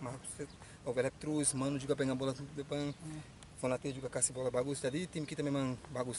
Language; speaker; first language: Indonesian; non-native, fluent; Portuguese